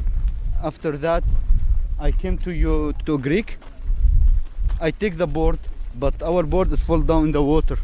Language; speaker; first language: English; non-native, learner; Arabic